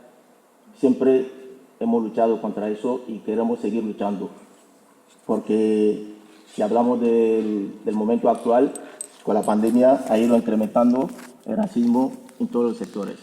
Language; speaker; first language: Spanish; non-native, fluent; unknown